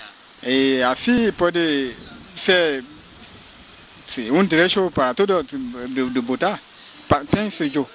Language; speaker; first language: Spanish; non-native, local second language; French